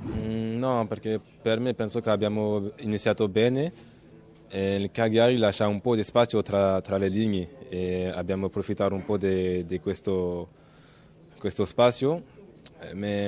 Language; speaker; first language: Italian; non-native, fluent; French